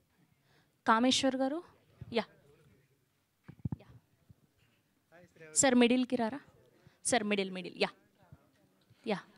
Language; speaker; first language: Telugu; native; Telugu